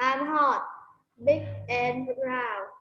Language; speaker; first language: English; non-native, learner; Vietnamese